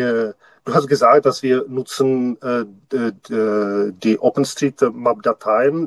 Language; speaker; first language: German; non-native, learner; Czech